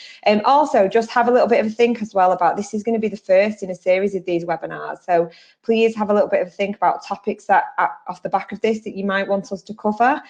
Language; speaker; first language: English; native; English